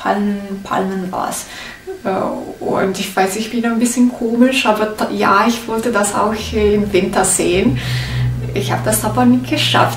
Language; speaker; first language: German; non-native, learner; Italian